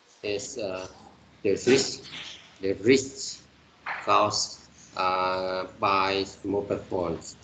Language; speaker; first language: English; non-native, learner; Vietnamese